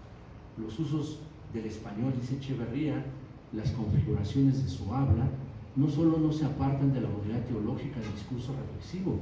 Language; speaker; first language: Spanish; native; Spanish